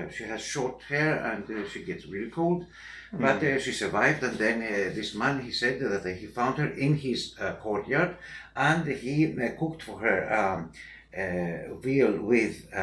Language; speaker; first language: English; non-native, fluent; Greek